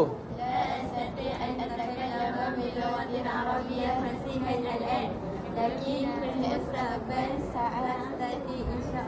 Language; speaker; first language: Arabic; non-native, learner; Malay